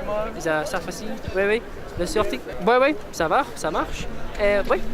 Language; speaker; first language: French; non-native, learner; English